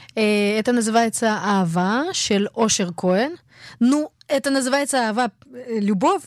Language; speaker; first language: Russian; early bilingual, heritage; Russian